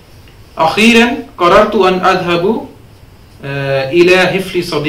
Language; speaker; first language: Arabic; non-native, fluent; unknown